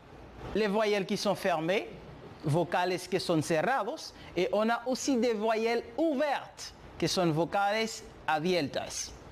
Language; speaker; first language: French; non-native, fluent; Spanish